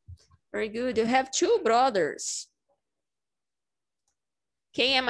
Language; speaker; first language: English; non-native, fluent; Portuguese